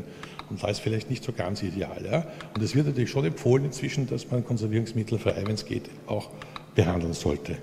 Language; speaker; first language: German; native; German